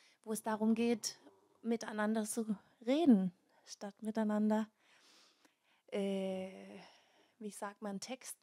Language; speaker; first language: German; non-native, fluent; Danish